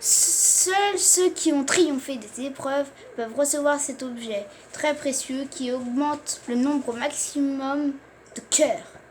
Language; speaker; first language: French; native; French